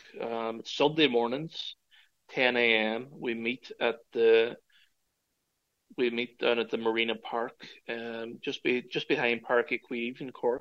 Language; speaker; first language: English; native; English